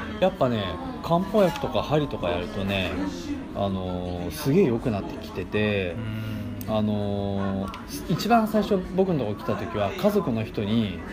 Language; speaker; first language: Japanese; native; Japanese